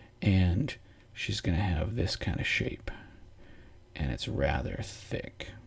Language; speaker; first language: English; native; English